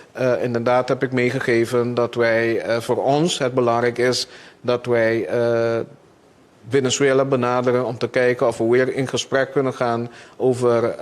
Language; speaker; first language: Dutch; non-native, local second language; Papiamento